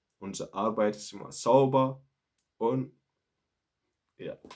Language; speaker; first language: German; non-native, learner; Mandingo